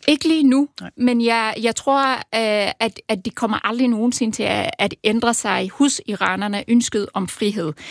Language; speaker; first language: Danish; early bilingual, other home language; Persian